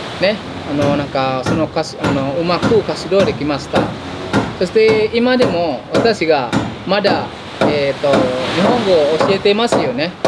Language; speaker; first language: Japanese; non-native, fluent; Indonesian